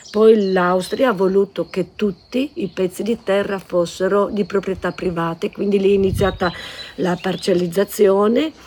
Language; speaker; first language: Italian; non-native, local second language; Slovenian